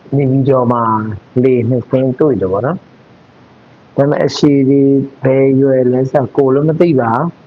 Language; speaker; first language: Burmese; non-native, local second language; Mon